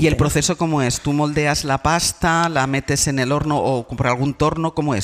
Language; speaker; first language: Spanish; native; Spanish